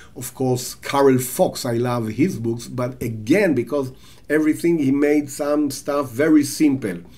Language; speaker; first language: English; non-native, fluent; Hebrew